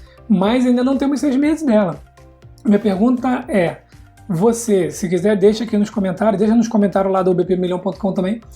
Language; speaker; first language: Portuguese; native; Portuguese